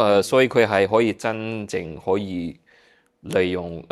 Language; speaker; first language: Cantonese; early bilingual, heritage; Cantonese